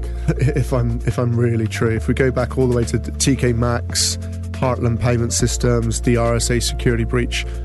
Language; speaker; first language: English; native; English